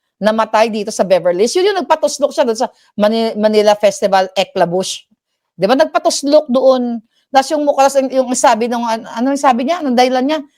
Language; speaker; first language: Filipino; non-native, local second language; Hiligaynon